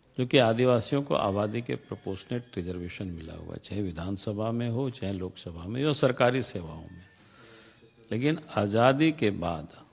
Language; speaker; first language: Hindi; non-native, local second language; Santali